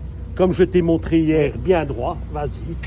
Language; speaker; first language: French; native; French